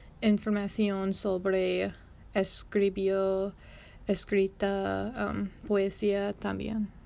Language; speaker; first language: Spanish; non-native, learner; English